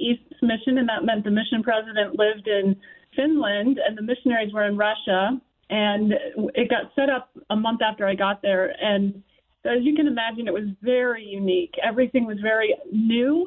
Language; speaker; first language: English; native; English